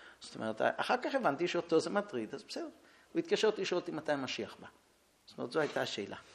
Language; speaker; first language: Hebrew; early bilingual, heritage; Hebrew